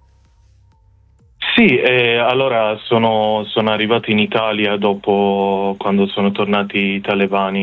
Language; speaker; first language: Italian; non-native, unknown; Persian